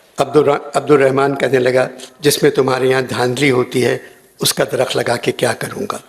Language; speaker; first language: Urdu; native; Urdu